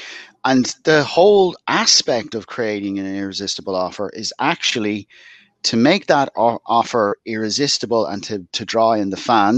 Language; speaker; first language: English; native; English